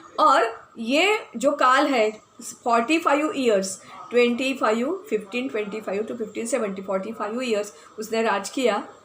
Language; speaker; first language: Hindi; non-native, local second language; Marathi